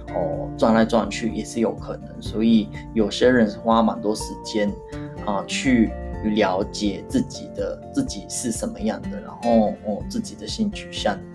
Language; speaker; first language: Chinese; non-native, fluent; Japanese